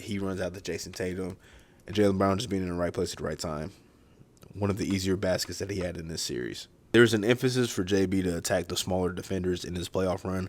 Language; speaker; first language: English; native; English